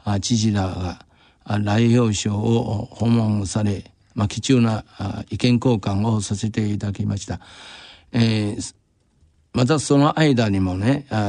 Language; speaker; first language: Japanese; non-native, fluent; Chinese